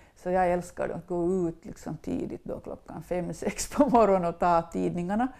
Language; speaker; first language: Swedish; native; Swedish